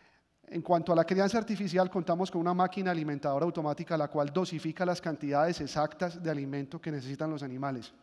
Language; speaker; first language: Spanish; native; Spanish